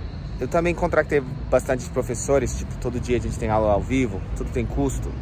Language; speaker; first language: Portuguese; non-native, fluent; English